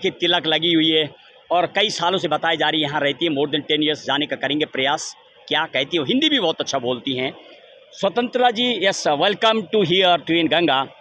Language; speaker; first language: Hindi; native; Hindi